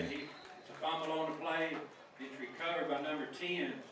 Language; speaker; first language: English; native; English